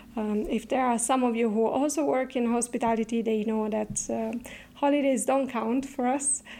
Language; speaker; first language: English; non-native, fluent; Italian